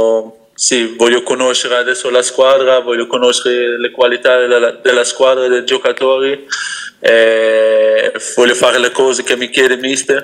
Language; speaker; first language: Italian; non-native, fluent; Dutch